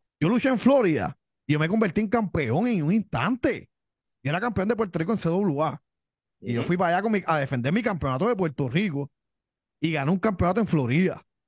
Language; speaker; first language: Spanish; native; Spanish